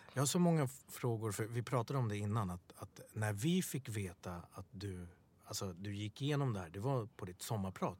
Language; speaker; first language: Swedish; early bilingual, other home language; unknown